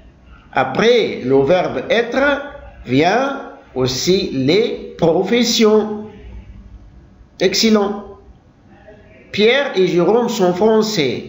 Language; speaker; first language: French; non-native, local second language; Arabic